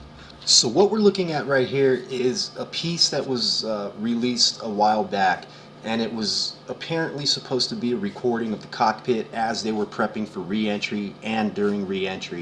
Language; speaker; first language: English; native; English